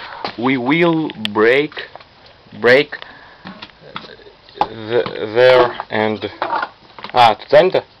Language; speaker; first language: English; non-native, learner; Russian